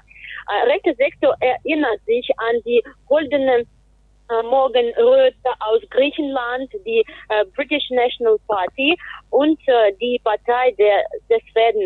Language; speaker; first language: German; non-native, fluent; Russian